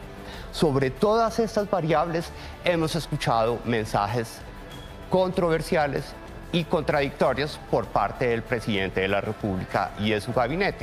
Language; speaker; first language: Spanish; native; Spanish